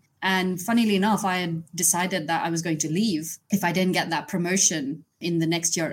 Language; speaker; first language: English; non-native, local second language; Gujarati